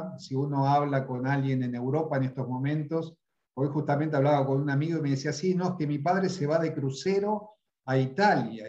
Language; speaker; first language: Spanish; native; Spanish